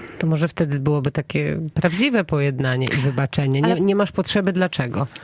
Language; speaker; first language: Polish; native; Polish